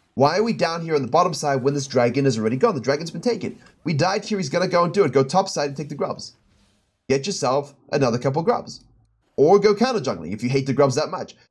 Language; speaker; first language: English; native; English